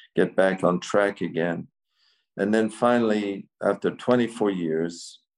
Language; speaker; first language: English; native; English